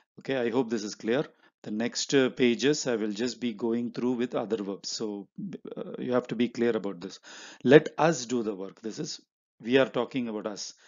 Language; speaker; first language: English; non-native, local second language; Hindi